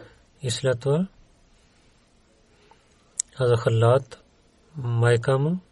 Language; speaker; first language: Bulgarian; non-native, learner; Urdu